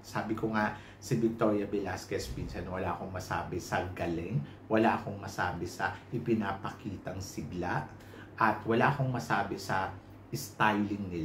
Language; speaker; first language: Filipino; native; Filipino